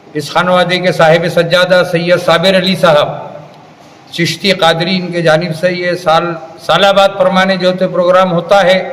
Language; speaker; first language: Urdu; native; Urdu